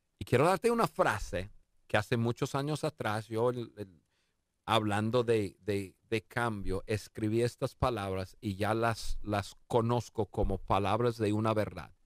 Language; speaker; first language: Spanish; non-native, fluent; English